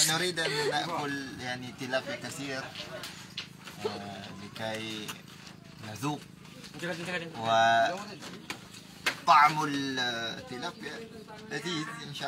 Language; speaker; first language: Arabic; non-native, fluent; Maranao